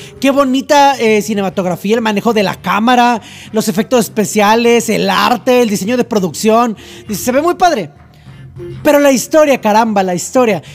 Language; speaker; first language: Spanish; native; Spanish